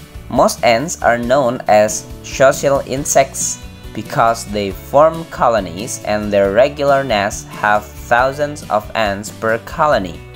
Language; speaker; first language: English; non-native, fluent; Indonesian